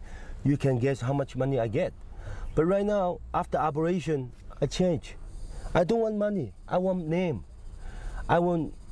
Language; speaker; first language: English; non-native, fluent; Cantonese